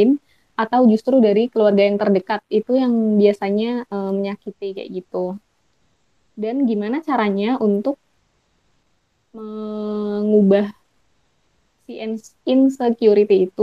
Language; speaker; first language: Indonesian; native; Indonesian